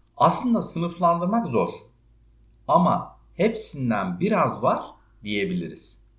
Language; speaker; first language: Turkish; native; Turkish